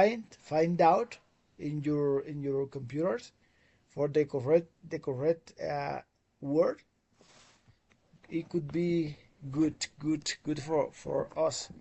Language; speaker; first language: English; non-native, fluent; Spanish